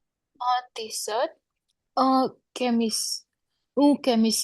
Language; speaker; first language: French; non-native, learner; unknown